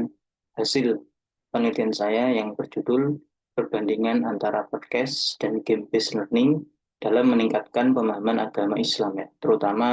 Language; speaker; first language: Indonesian; native; Indonesian